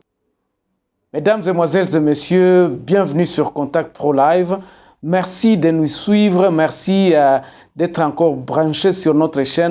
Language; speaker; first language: French; non-native, local second language; Lingala